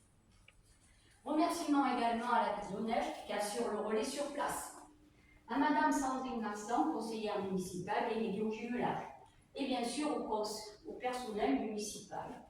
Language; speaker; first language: French; native; French